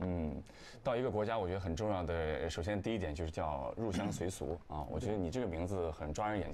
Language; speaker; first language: Chinese; native; Chinese